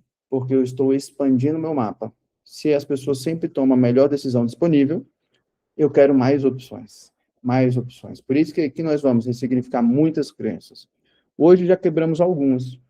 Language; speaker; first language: Portuguese; native; Portuguese